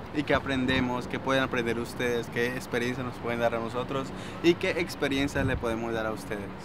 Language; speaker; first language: Spanish; native; Spanish